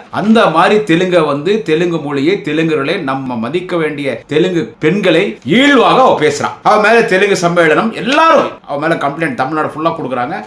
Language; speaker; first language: Tamil; non-native, local second language; Telugu